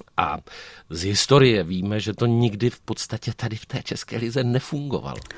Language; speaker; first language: Czech; native; Czech